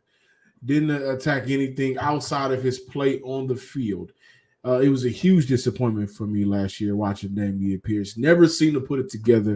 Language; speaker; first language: English; native; English